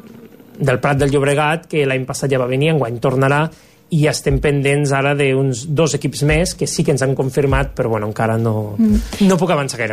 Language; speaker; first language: Catalan; native; Catalan